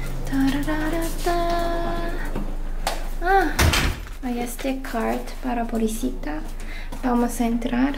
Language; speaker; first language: Spanish; non-native, fluent; Korean